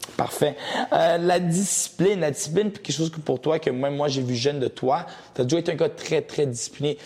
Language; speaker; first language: French; early bilingual, other home language; Portuguese